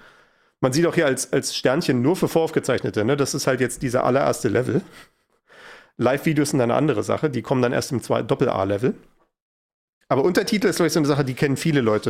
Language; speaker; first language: German; native; German